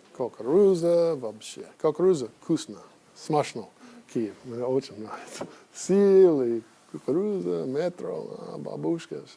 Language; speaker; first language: Russian; non-native, learner; English